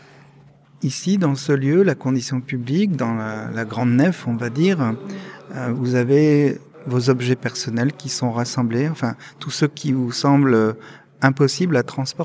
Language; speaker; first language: French; native; French